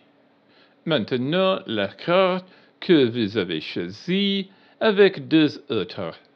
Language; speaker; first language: French; non-native, learner; English